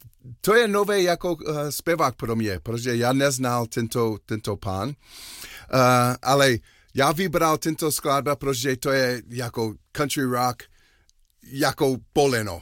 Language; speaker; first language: Czech; non-native, learner; English